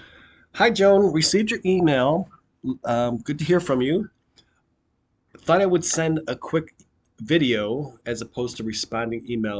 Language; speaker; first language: English; native; English